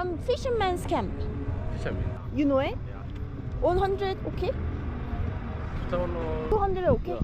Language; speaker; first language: English; non-native, fluent; Korean